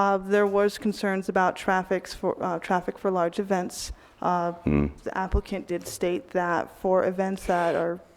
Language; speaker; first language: English; native; English